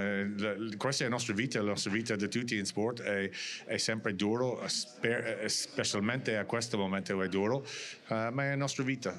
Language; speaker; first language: Italian; non-native, learner; English